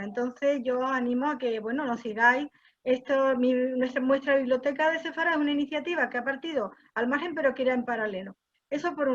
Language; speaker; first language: Spanish; native; Spanish